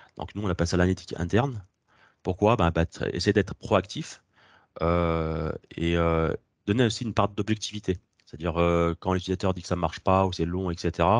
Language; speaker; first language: French; native; French